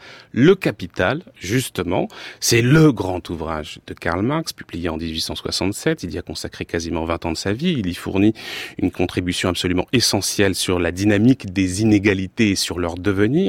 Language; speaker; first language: French; native; French